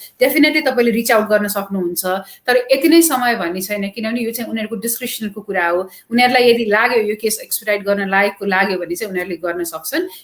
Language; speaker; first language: Nepali; native; Nepali